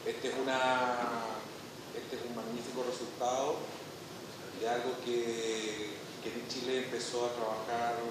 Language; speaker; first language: Spanish; native; Spanish